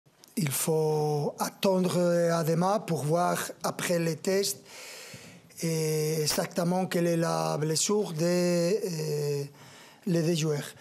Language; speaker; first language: French; non-native, fluent; Spanish